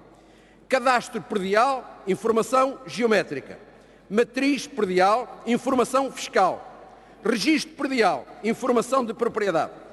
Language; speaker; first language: Portuguese; native; Portuguese